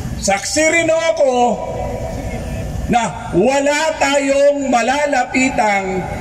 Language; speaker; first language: Filipino; native; Filipino